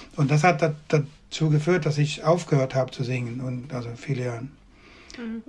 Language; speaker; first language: German; non-native, fluent; Swedish